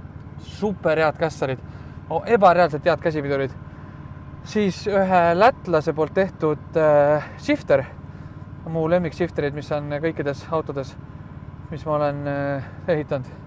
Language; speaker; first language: Estonian; native; Estonian